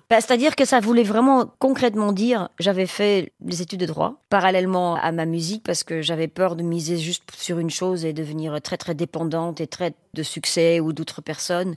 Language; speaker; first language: French; non-native, local second language; Dutch